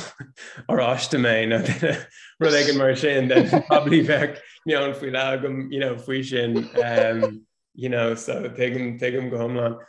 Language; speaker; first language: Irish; non-native, local second language; English